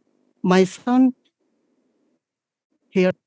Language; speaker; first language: English; non-native, learner; Indonesian